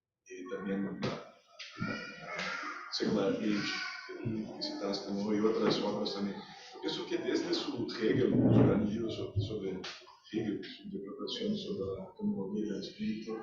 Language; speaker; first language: Spanish; non-native, fluent; Portuguese